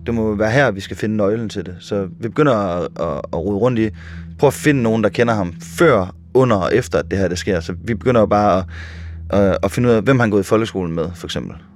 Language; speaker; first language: Danish; native; Danish